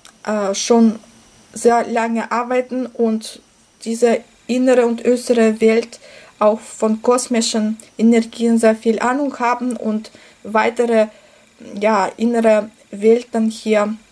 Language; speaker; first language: German; non-native, fluent; Russian